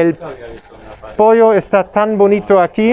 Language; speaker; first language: Spanish; non-native, learner; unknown